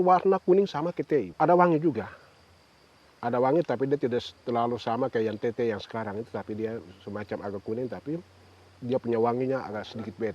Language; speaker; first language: Indonesian; non-native, local second language; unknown